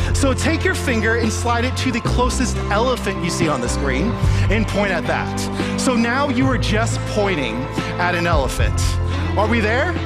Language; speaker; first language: English; native; English